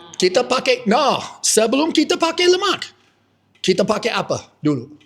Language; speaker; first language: Indonesian; non-native, fluent; English